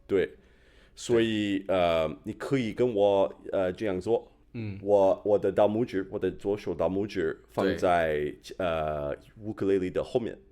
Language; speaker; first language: Chinese; non-native, fluent; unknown